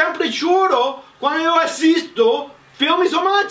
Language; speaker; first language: Portuguese; non-native, fluent; English